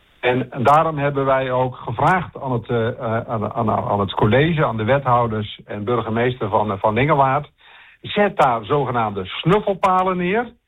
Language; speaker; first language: Dutch; native; Dutch